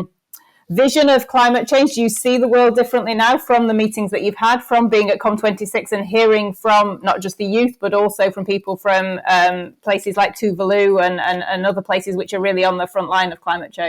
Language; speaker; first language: English; native; English